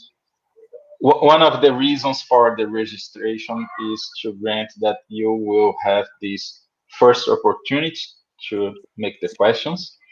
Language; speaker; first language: English; non-native, fluent; Portuguese